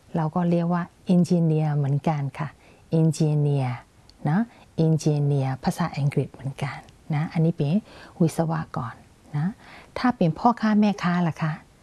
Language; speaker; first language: Thai; non-native, fluent; Burmese